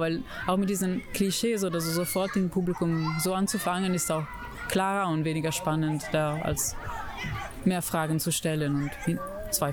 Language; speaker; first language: German; non-native, fluent; Italian